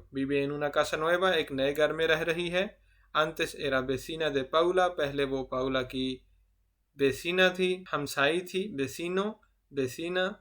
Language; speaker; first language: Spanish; non-native, fluent; Urdu